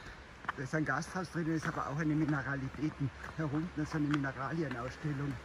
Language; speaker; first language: German; native; German